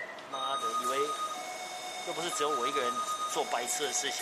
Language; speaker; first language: Chinese; early bilingual, heritage; Chinese